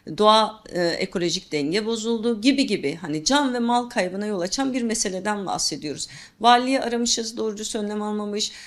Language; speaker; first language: Turkish; non-native, local second language; Kurdish